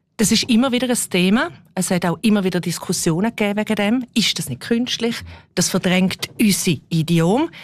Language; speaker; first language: German; non-native, local second language; Romansh